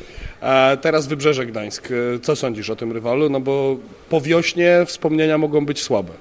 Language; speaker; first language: Polish; native; Polish